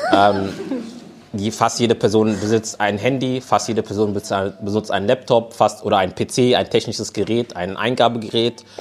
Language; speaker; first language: German; native; German